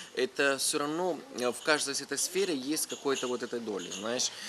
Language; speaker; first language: Russian; non-native, fluent; Spanish